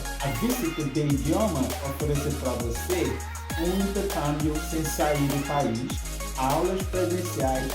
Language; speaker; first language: Portuguese; non-native, fluent; English